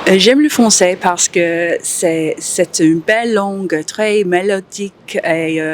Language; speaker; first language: French; non-native, learner; English